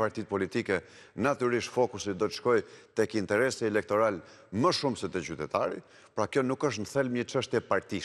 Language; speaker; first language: Albanian; native; Albanian